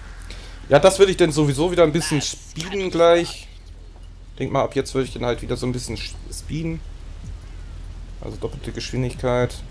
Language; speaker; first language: German; native; German